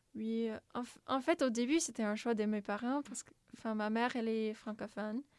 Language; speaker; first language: French; non-native, local second language; English